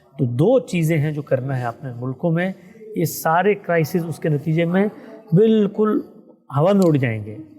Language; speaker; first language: Urdu; native; Urdu